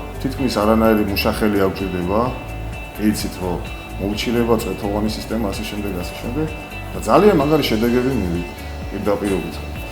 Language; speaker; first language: Georgian; non-native, local second language; Mingrelian